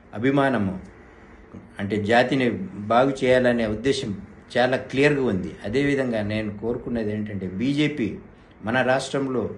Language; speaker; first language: Telugu; non-native, local second language; Lambadi